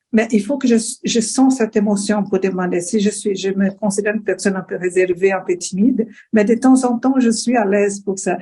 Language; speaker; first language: French; non-native, fluent; Portuguese